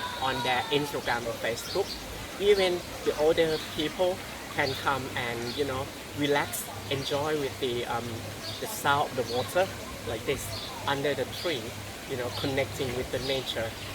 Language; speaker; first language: English; non-native, fluent; Thai